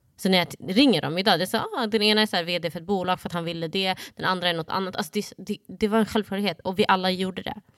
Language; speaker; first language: Swedish; early bilingual, other home language; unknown